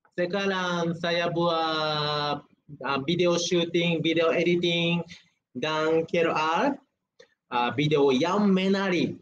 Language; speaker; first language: Malay; non-native, learner; Japanese